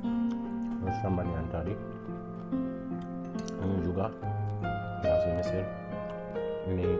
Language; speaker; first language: Indonesian; non-native, learner; Arabic